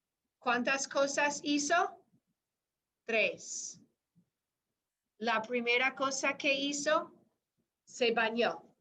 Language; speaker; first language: Spanish; non-native, fluent; English